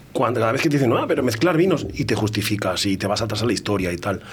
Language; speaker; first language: Spanish; native; Spanish